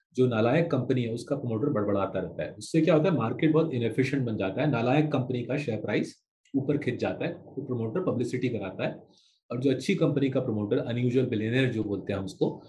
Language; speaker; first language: Hindi; non-native, local second language; Bangla